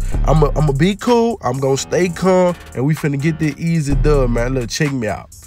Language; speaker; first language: English; native; English